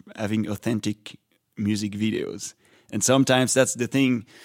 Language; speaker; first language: English; non-native, fluent; French